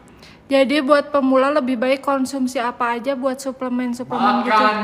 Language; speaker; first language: Indonesian; native; Indonesian